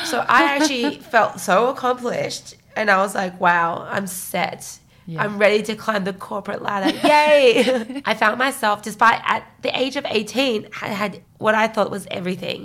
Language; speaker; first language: English; early bilingual, other home language; Chinese